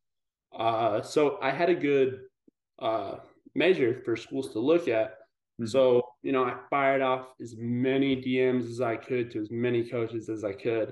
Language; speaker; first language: English; native; English